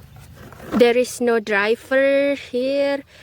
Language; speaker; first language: English; non-native, learner; Indonesian